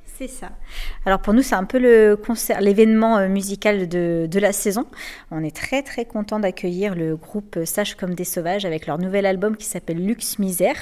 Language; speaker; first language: French; native; French